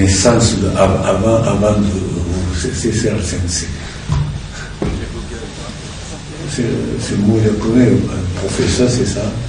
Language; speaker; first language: French; non-native, learner; Japanese